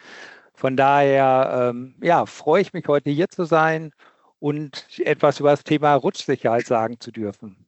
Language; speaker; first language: German; native; German